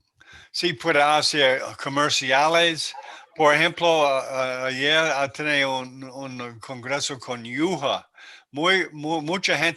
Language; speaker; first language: Spanish; non-native, learner; English